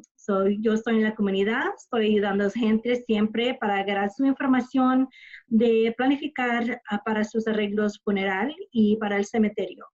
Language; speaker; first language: Spanish; early bilingual, other home language; English